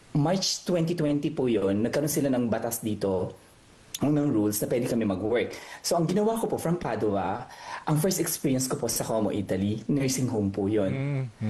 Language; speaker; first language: Filipino; native; Filipino